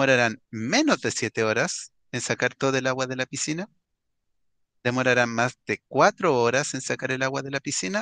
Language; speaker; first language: Spanish; native; Spanish